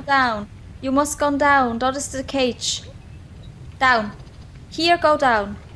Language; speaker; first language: English; non-native, learner; German